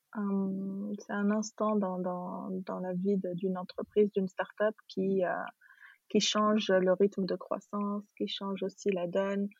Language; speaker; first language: French; non-native, local second language; Arabic